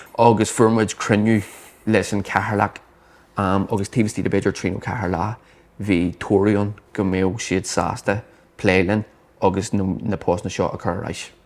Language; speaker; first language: Irish; non-native, local second language; English